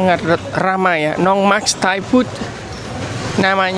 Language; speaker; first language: Indonesian; non-native, fluent; Vietnamese